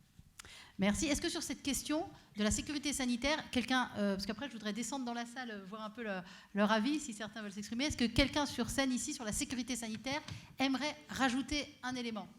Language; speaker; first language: French; native; French